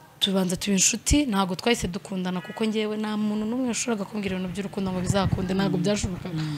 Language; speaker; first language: Kinyarwanda; native; Kinyarwanda